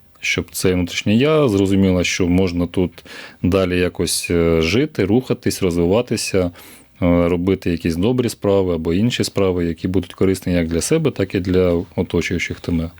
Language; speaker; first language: Ukrainian; native; Ukrainian